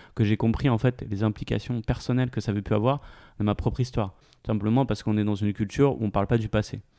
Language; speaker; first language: French; native; French